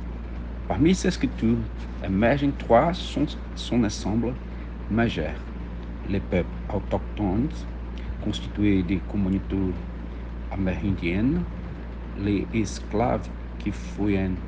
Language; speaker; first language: French; non-native, learner; Portuguese